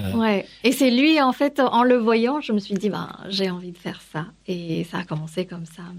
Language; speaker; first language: French; non-native, fluent; Kannada